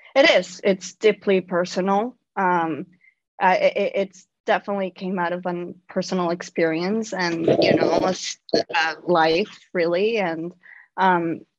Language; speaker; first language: English; non-native, fluent; Spanish